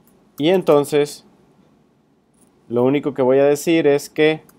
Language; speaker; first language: Spanish; native; Spanish